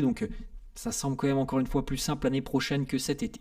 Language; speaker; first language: French; native; French